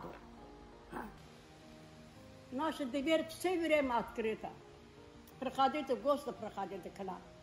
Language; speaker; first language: Russian; non-native, learner; Azerbaijani